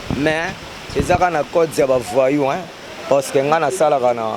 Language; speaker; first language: Lingala; native; Lingala